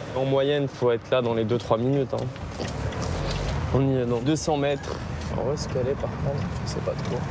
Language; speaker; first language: French; native; French